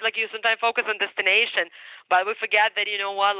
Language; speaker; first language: English; non-native, fluent; Ukrainian